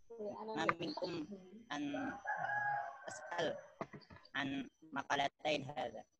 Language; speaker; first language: Arabic; non-native, learner; Indonesian